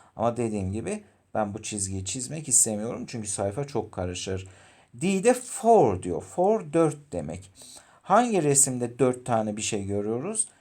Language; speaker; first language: Turkish; native; Turkish